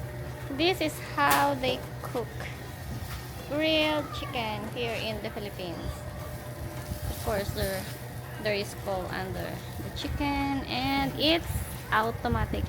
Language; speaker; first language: English; non-native, local second language; Filipino